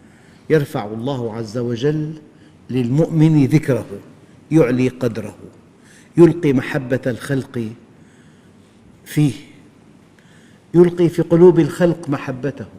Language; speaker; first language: Arabic; native; Arabic